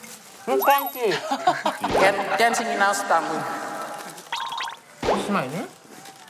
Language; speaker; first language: English; non-native, local second language; Fijian